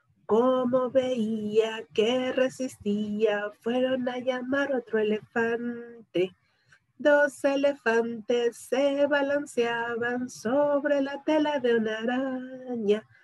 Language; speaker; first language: Spanish; native; Spanish